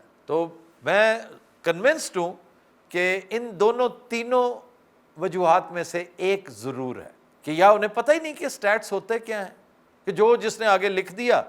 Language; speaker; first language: Urdu; native; Urdu